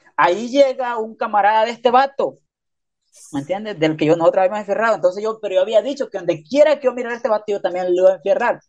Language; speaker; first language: Spanish; native; Spanish